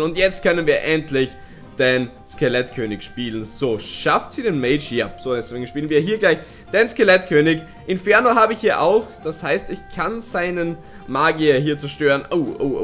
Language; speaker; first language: German; native; German